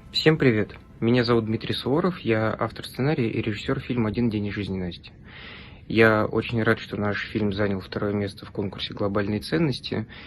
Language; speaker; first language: Russian; native; Russian